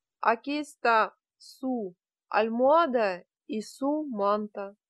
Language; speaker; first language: Spanish; non-native, learner; Russian